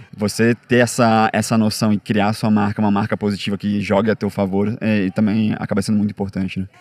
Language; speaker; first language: Portuguese; native; Portuguese